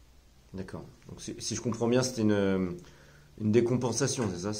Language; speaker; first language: French; native; French